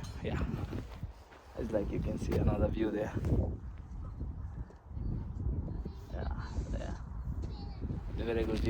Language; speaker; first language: English; non-native, learner; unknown